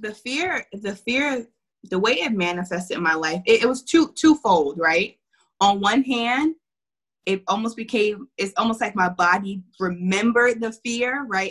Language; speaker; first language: English; native; English